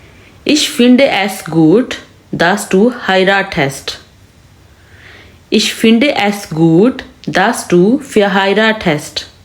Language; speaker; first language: German; non-native, fluent; Urdu